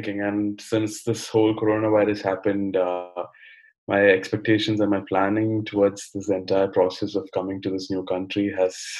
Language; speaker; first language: English; non-native, local second language; Malayalam